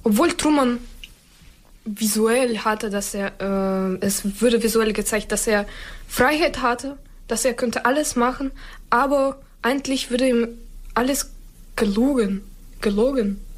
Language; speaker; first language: German; non-native, learner; Ukrainian